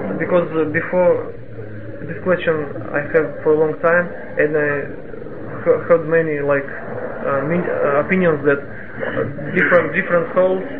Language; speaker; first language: English; non-native, fluent; Russian